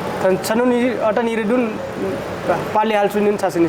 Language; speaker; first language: Korean; non-native, learner; Nepali